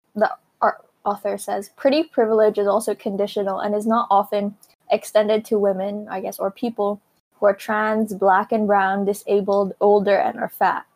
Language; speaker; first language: English; non-native, local second language; Filipino